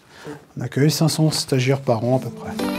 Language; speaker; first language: French; native; French